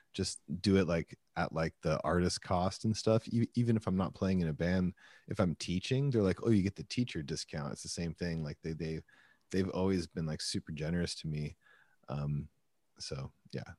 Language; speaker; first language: English; native; English